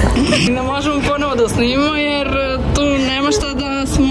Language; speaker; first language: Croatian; non-native, learner; Russian